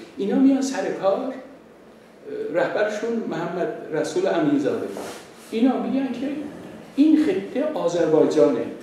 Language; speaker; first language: Persian; non-native, local second language; Azerbaijani